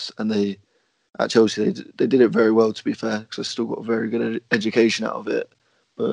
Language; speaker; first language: English; native; English